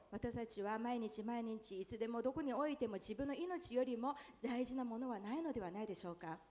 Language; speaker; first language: Japanese; non-native, fluent; Chinese